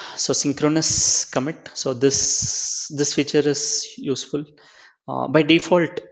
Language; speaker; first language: English; non-native, local second language; Tamil